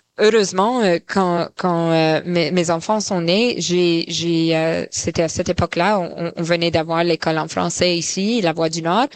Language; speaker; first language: French; non-native, local second language; English